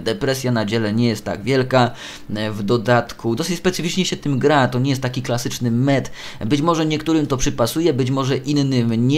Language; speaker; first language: Polish; native; Polish